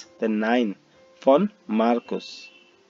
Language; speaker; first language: German; non-native, fluent; Hindi